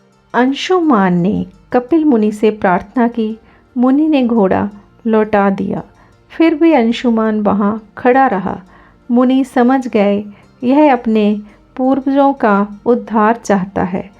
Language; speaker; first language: Hindi; native; Hindi